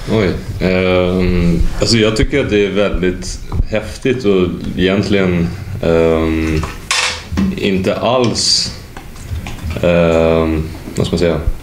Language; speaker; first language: Swedish; native; Swedish